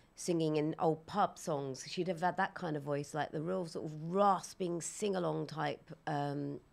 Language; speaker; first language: English; native; English